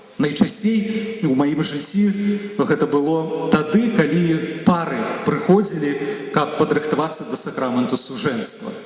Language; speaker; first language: Belarusian; native; Belarusian